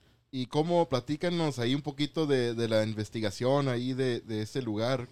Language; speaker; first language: Spanish; native; Spanish